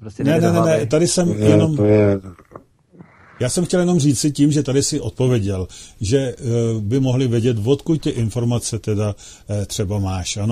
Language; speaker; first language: Czech; native; Czech